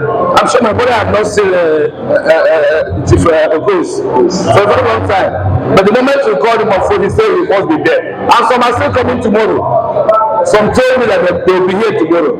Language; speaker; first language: English; non-native, local second language; Igbo